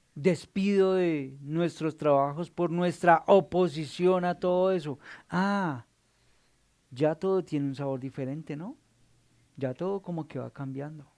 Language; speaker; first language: Spanish; native; Spanish